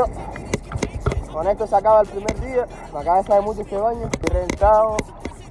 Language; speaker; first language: Spanish; native; Spanish